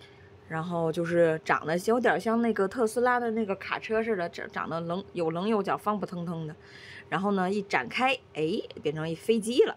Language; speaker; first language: Chinese; native; Chinese